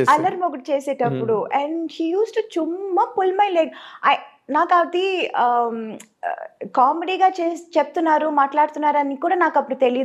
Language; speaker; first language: Telugu; non-native, local second language; Tamil